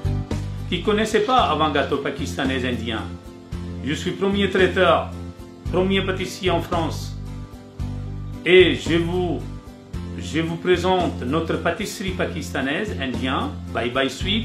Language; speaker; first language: French; non-native, learner; Urdu